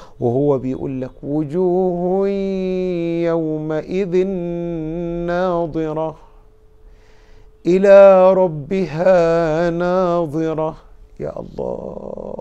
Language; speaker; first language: Arabic; native; Arabic